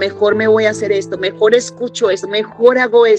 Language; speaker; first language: Spanish; native; Spanish